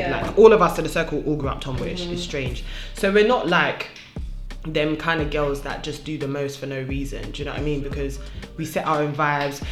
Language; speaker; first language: English; non-native, local second language; French